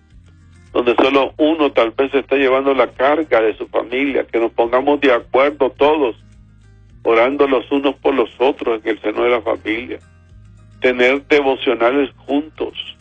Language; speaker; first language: Spanish; native; Spanish